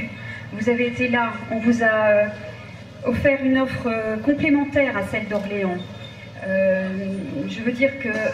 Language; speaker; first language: French; native; French